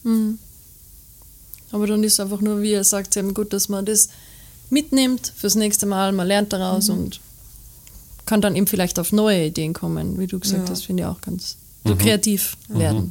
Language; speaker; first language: German; native; German